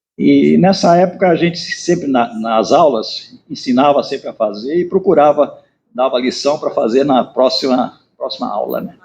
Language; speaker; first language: Portuguese; native; Portuguese